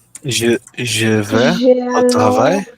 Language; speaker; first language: French; non-native, learner; Portuguese